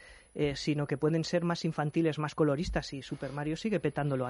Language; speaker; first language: Spanish; native; Spanish